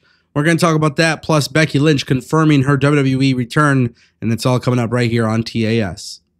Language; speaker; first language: English; native; English